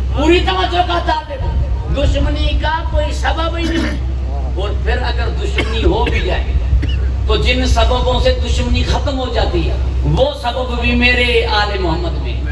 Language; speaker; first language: Urdu; non-native, local second language; Sindhi